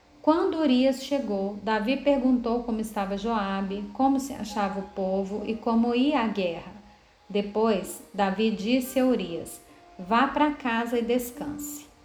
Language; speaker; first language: Portuguese; native; Portuguese